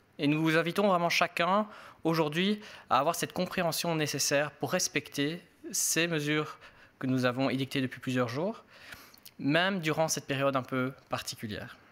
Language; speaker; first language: French; native; French